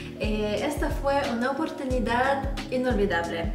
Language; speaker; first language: Spanish; non-native, fluent; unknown